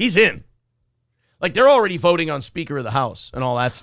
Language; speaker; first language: English; native; English